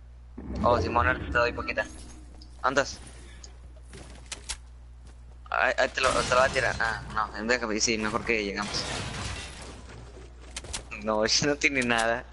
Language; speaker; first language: Spanish; early bilingual, heritage; Spanish